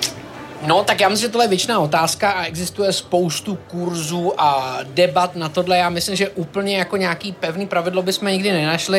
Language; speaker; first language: Czech; native; Czech